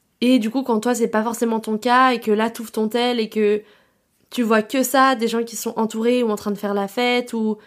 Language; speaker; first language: French; native; French